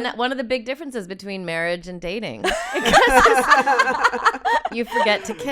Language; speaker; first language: English; native; English